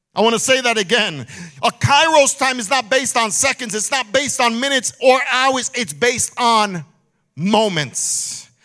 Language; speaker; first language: English; early bilingual, other home language; Spanish